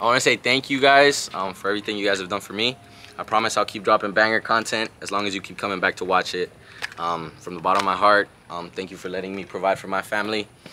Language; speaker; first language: English; early bilingual, other home language; Spanish